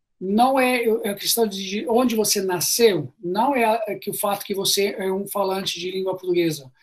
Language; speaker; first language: Portuguese; non-native, fluent; Italian